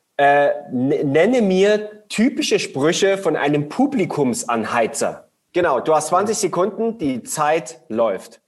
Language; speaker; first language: German; native; German